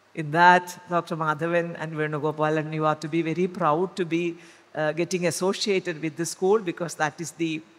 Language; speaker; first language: English; non-native, local second language; Malayalam